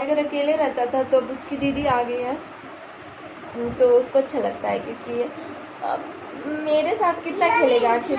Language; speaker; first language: Hindi; native; Hindi